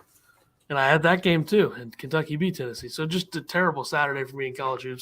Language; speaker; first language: English; native; English